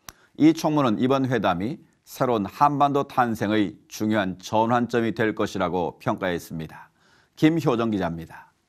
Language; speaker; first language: Korean; native; Korean